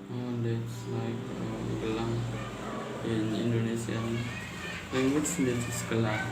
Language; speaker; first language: English; non-native, learner; Indonesian